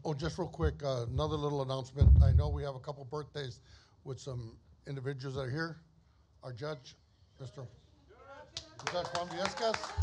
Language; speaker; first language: English; early bilingual, other home language; Spanish